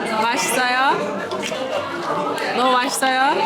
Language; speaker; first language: Korean; non-native, learner; English